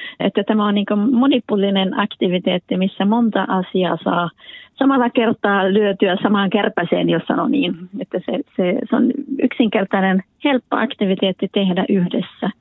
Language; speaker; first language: Finnish; early bilingual, heritage; Finnish